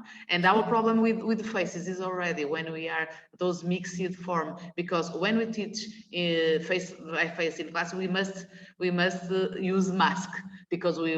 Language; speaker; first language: English; non-native, learner; Portuguese